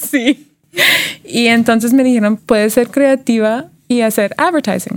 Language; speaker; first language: Spanish; early bilingual, heritage; Spanish